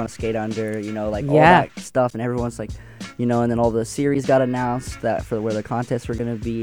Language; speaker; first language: English; native; English